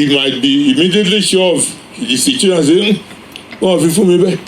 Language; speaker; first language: English; non-native, local second language; Yoruba